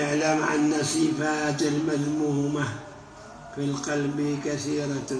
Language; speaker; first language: Arabic; non-native, fluent; Indonesian